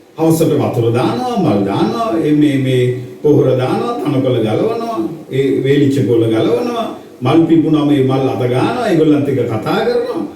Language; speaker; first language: Sinhala; native; Sinhala